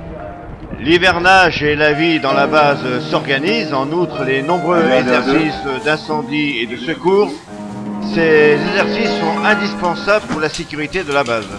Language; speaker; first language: French; native; French